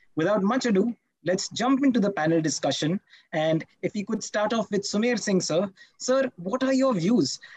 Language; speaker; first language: English; non-native, local second language; Hindi